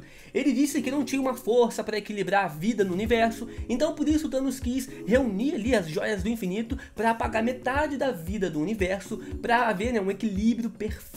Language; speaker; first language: Portuguese; native; Portuguese